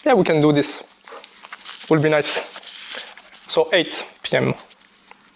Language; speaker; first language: English; non-native, learner; French